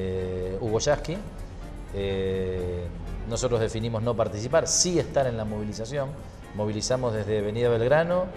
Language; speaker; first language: Spanish; native; Spanish